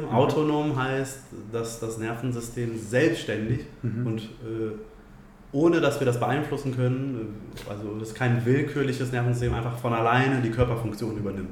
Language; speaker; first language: German; native; German